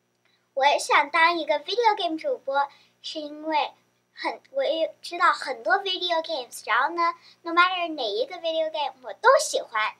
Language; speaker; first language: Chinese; early bilingual, other home language; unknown